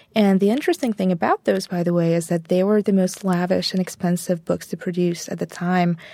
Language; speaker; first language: English; non-native, fluent; Bulgarian